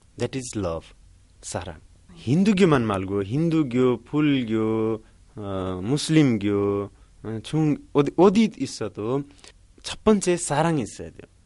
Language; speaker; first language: Korean; non-native, learner; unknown